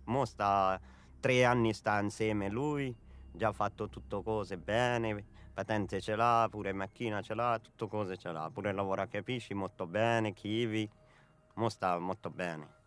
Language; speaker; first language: Italian; non-native, learner; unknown